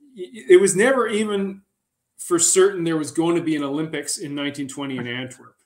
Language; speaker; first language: English; native; English